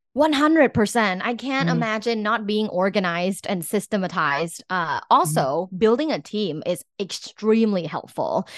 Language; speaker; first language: English; non-native, fluent; Thai